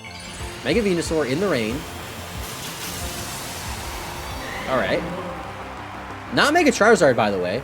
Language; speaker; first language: English; native; English